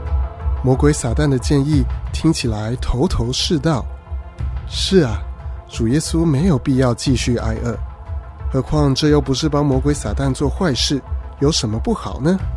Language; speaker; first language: Chinese; native; Chinese